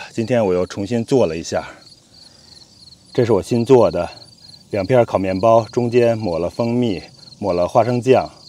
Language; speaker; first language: Chinese; native; Chinese